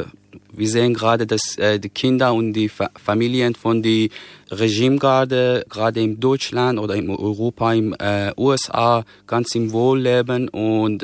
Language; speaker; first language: German; non-native, fluent; Persian